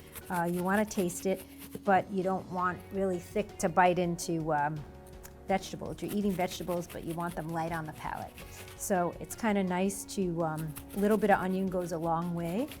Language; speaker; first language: English; native; English